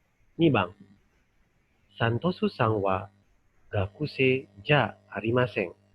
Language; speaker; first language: Japanese; non-native, fluent; Indonesian